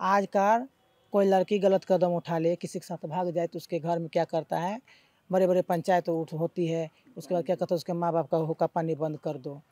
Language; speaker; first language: Hindi; native; Hindi